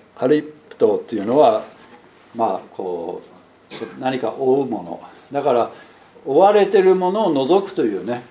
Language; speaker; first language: Japanese; non-native, fluent; English